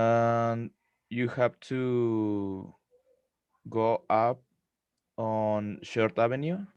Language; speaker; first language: English; non-native, learner; Spanish